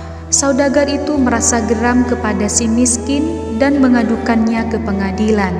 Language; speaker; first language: Indonesian; native; Indonesian